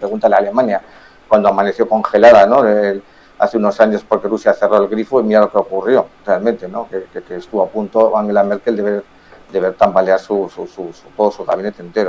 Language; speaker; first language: Spanish; native; Spanish